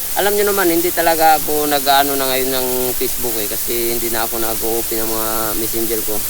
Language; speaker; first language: Filipino; non-native, local second language; Cebuano